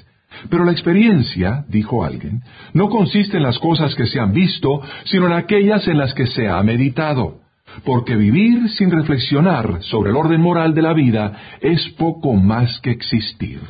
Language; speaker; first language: Spanish; native; Spanish